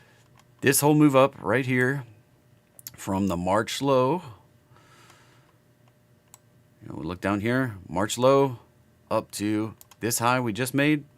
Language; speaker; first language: English; native; English